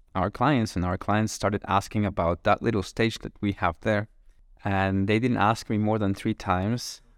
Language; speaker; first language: English; non-native, fluent; Spanish